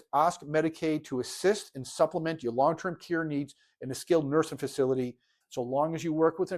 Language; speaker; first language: English; native; English